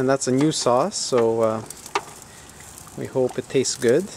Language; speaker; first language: English; native; English